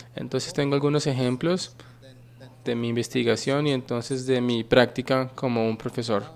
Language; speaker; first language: Spanish; non-native, fluent; Finnish